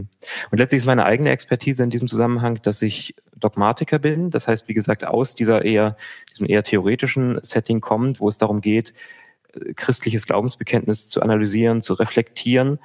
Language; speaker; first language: German; native; German